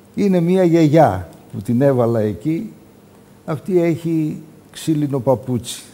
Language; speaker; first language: Greek; native; Greek